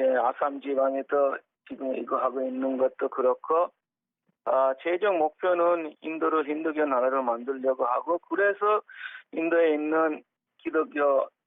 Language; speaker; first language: Korean; non-native, fluent; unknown